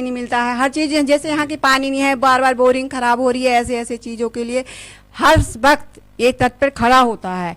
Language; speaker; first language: Hindi; native; Hindi